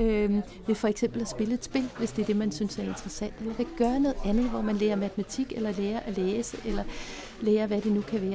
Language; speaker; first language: Danish; native; Danish